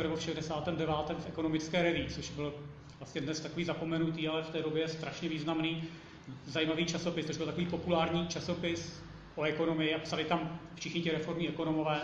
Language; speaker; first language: Czech; native; Czech